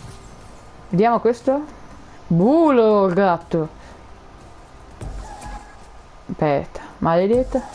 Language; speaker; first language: Italian; native; Italian